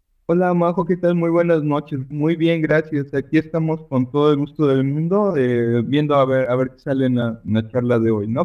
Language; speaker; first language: Spanish; native; Spanish